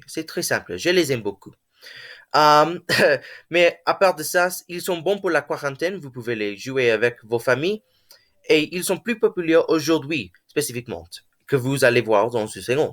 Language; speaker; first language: French; non-native, learner; English